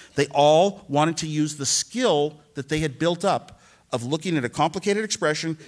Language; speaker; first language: English; native; English